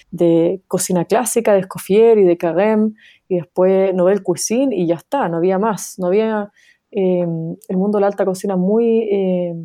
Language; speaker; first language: Spanish; native; Spanish